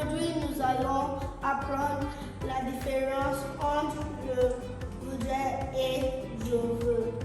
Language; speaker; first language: French; non-native, learner; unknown